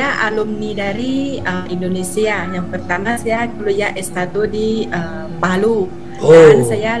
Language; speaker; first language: Indonesian; non-native, fluent; Thai